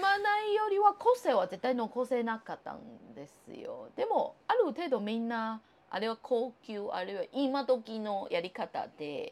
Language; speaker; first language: Japanese; non-native, fluent; Chinese